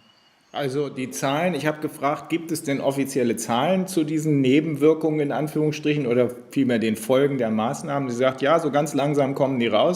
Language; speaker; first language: German; native; German